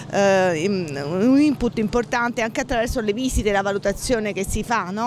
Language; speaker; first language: Italian; native; Italian